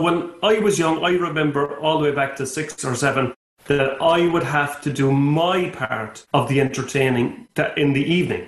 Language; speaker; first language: English; native; English